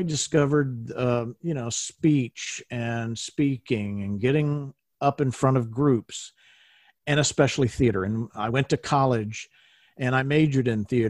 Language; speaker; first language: English; native; English